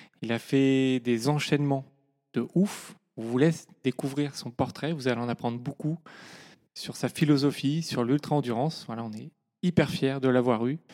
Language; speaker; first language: French; native; French